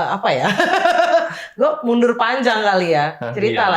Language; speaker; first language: Indonesian; native; Indonesian